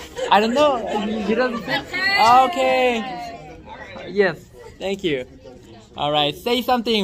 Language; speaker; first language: English; non-native, fluent; Korean